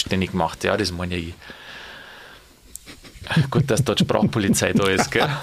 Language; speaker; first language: German; native; German